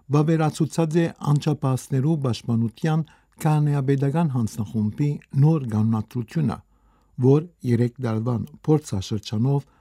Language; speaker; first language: Armenian; native; Armenian